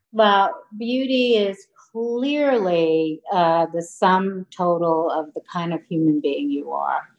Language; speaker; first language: English; native; English